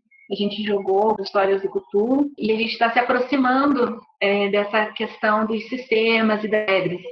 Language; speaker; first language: Portuguese; native; Portuguese